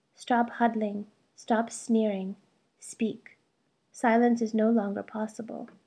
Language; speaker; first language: English; early bilingual, other home language; Malayalam